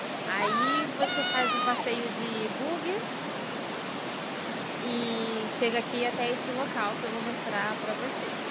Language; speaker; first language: Portuguese; native; Portuguese